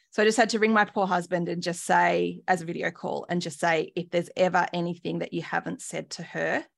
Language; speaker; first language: English; native; English